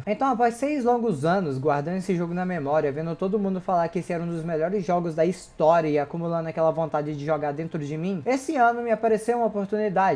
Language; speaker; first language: Portuguese; native; Portuguese